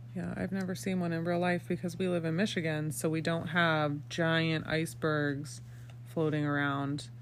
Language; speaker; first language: English; native; English